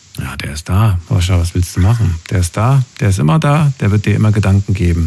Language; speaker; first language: German; native; German